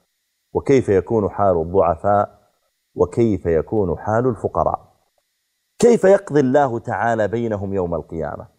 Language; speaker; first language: Arabic; native; Arabic